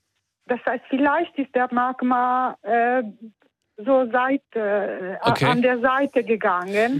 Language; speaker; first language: German; non-native, fluent; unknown